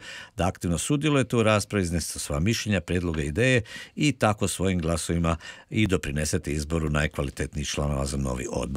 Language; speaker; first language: Croatian; native; Croatian